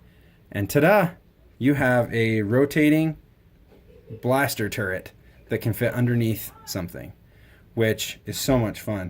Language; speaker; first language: English; native; English